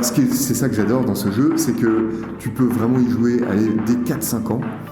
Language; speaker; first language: French; native; French